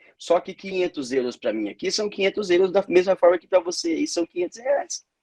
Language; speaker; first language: Portuguese; native; Portuguese